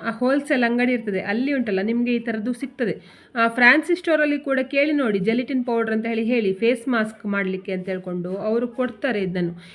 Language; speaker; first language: Kannada; non-native, local second language; Konkani